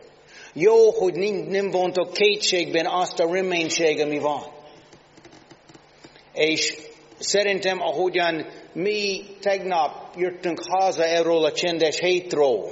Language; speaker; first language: Hungarian; non-native, learner; English